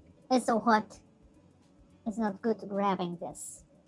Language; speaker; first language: English; non-native, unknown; Japanese